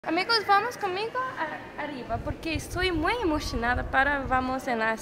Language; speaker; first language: Spanish; non-native, learner; English